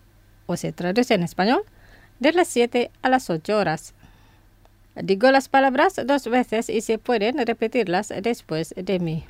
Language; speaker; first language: Spanish; non-native, fluent; Indonesian